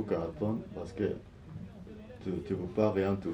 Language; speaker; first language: French; non-native, learner; Arabic